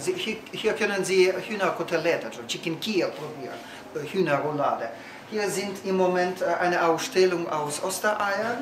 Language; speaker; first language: German; non-native, fluent; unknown